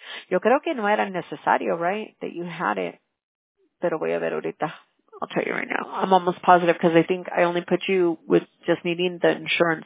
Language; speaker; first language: English; early bilingual, other home language; Spanish